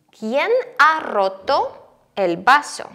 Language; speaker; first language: Spanish; non-native, fluent; Ukrainian